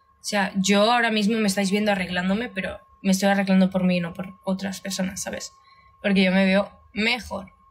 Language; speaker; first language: Spanish; early bilingual, other home language; Russian